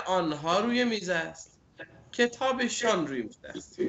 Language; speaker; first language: Persian; non-native, fluent; Urdu